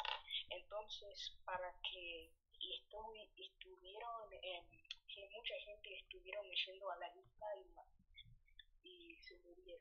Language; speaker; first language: Spanish; early bilingual, heritage; Spanish